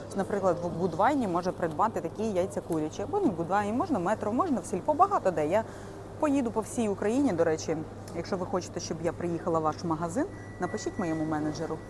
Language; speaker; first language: Ukrainian; native; Ukrainian